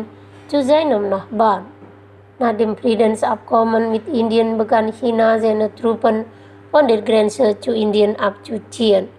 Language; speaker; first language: German; non-native, fluent; Indonesian